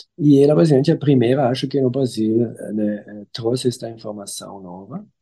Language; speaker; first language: Portuguese; non-native, fluent; German